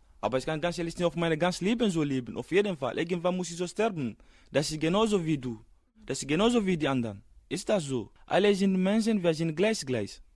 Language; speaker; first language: German; non-native, learner; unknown